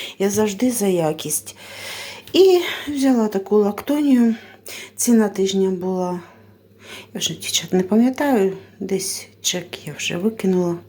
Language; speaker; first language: Ukrainian; native; Ukrainian